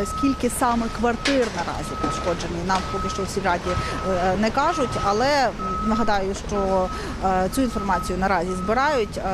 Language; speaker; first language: Ukrainian; native; Ukrainian